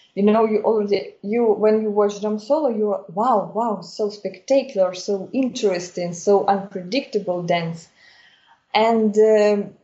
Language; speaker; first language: English; non-native, fluent; Ukrainian